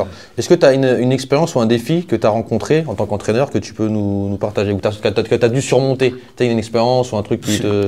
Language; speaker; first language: French; native; French